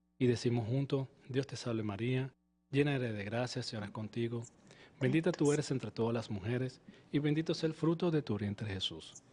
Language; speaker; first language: Spanish; native; Spanish